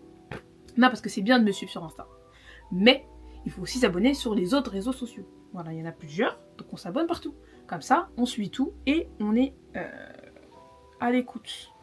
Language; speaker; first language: French; native; French